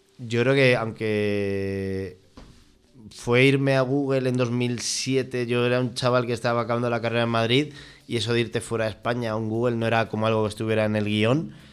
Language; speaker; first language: Spanish; native; Spanish